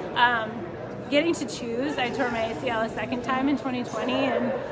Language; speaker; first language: English; native; English